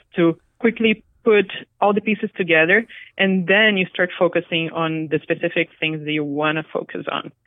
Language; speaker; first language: English; non-native, fluent; Portuguese